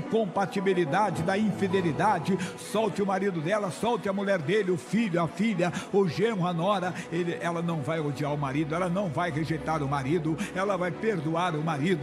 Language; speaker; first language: Portuguese; native; Portuguese